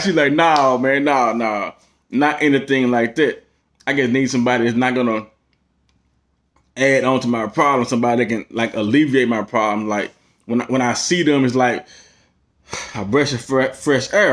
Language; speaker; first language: English; native; English